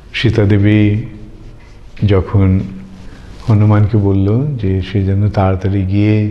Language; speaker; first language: Bangla; native; Bangla